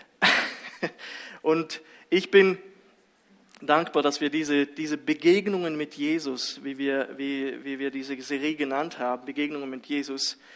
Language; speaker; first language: German; early bilingual, other home language; Russian